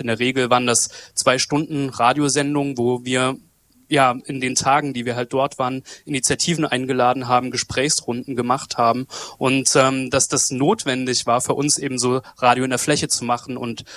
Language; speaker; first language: German; native; German